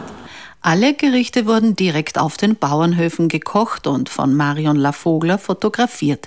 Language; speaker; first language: German; native; German